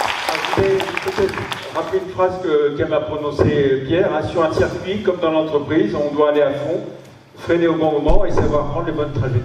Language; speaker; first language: French; native; French